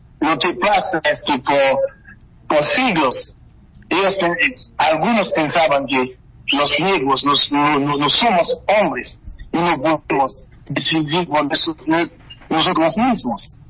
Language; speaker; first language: Spanish; non-native, fluent; Haitian Creole